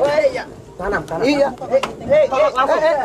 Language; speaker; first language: Indonesian; non-native, local second language; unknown